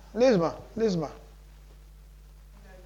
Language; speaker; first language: German; non-native, learner; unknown